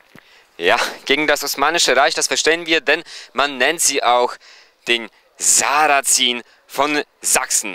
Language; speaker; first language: German; non-native, fluent; Polish